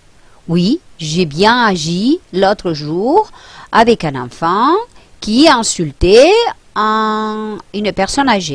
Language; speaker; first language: French; non-native, fluent; Spanish